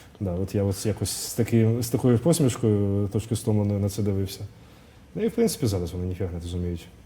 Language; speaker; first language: Ukrainian; non-native, local second language; Russian